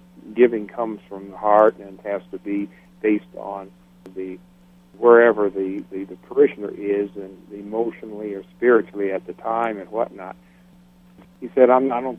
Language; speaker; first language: English; native; English